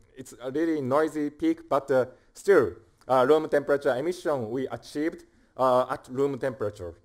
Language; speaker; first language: English; non-native, fluent; Japanese